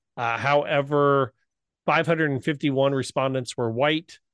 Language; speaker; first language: English; native; English